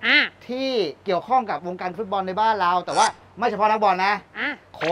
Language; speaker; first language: Thai; native; Thai